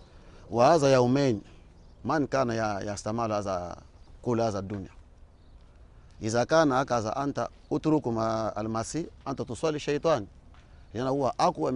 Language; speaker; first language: Arabic; non-native, learner; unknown